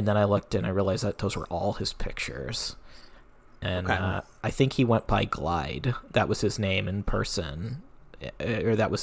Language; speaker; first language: English; native; English